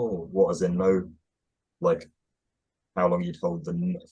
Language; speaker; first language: English; native; English